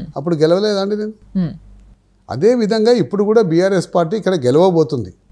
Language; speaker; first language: Telugu; native; Telugu